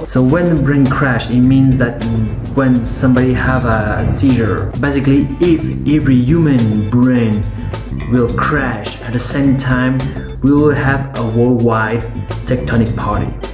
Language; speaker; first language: English; non-native, fluent; Portuguese